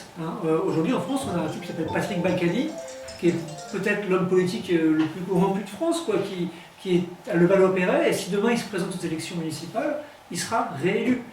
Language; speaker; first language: French; native; French